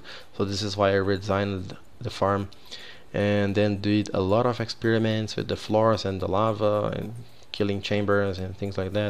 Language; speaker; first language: English; non-native, fluent; Portuguese